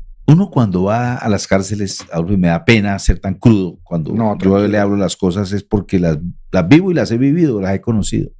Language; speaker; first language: Spanish; native; Spanish